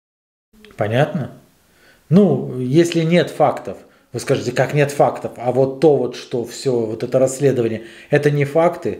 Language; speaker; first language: Russian; native; Russian